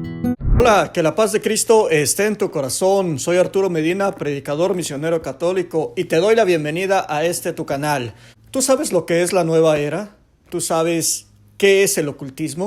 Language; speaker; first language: Spanish; native; Spanish